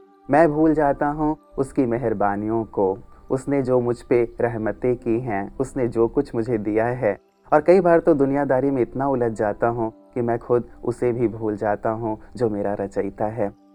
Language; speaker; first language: Hindi; native; Hindi